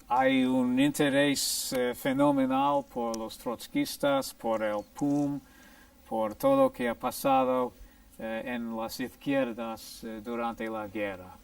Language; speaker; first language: Spanish; non-native, fluent; English